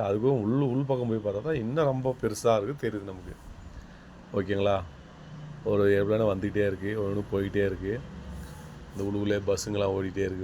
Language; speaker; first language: Tamil; native; Tamil